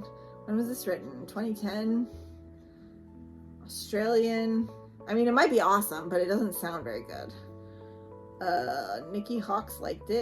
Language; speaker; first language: English; native; English